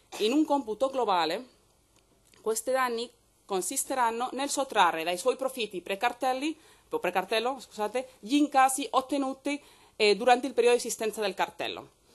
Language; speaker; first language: Italian; non-native, fluent; Spanish